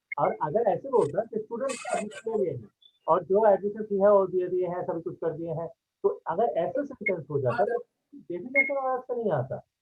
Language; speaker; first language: Hindi; non-native, local second language; Bangla